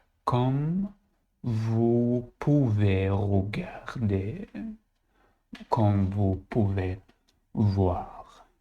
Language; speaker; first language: French; non-native, learner; Arabic